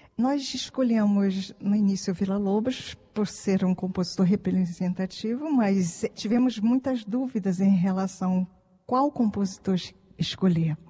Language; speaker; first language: Portuguese; non-native, fluent; Japanese